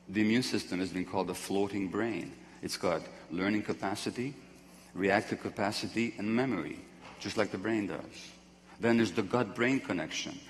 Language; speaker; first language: English; non-native, fluent; Hungarian